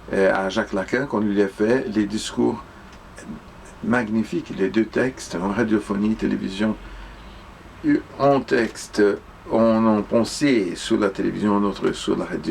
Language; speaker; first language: French; non-native, fluent; Portuguese